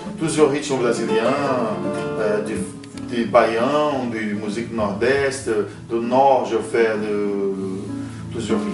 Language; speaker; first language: French; non-native, fluent; Portuguese